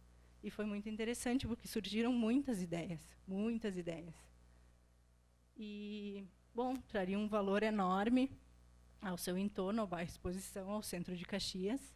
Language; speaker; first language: Portuguese; native; Portuguese